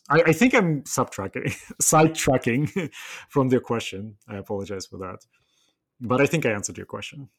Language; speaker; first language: English; non-native, fluent; Russian